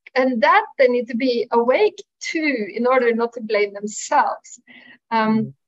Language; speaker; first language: English; non-native, fluent; Norwegian